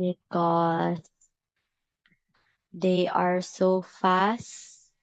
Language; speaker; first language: English; non-native, learner; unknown